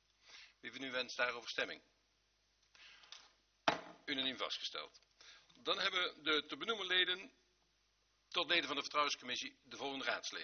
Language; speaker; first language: Dutch; native; Dutch